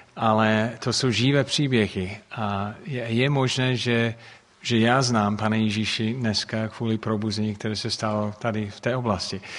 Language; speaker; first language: Czech; non-native, fluent; English